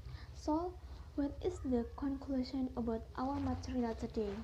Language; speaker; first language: English; non-native, fluent; Indonesian